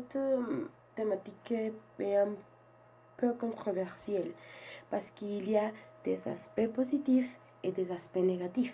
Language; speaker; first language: French; non-native, learner; Spanish